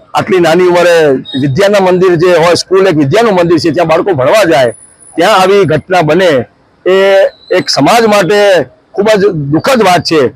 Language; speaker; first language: Gujarati; non-native, local second language; Sindhi